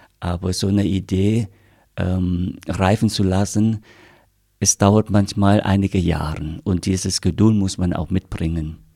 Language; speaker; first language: German; non-native, fluent; Vietnamese